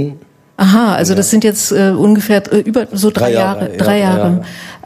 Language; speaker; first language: German; native; German